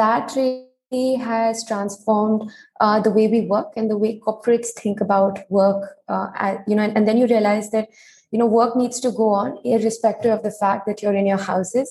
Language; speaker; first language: English; non-native, local second language; Hindi